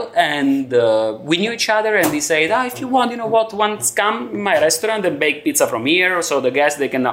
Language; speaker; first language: English; non-native, learner; Italian